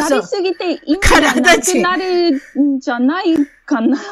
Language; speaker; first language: Japanese; non-native, fluent; English